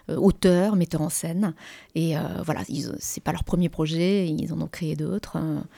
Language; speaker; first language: French; native; French